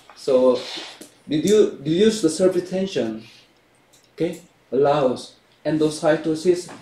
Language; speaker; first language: English; non-native, fluent; Korean